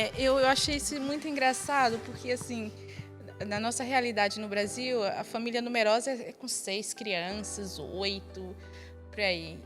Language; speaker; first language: Portuguese; native; Portuguese